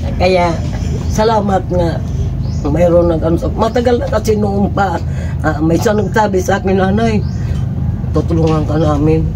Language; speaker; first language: Filipino; non-native, local second language; Waray